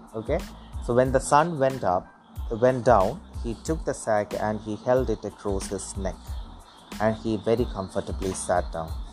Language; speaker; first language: English; non-native, local second language; Malayalam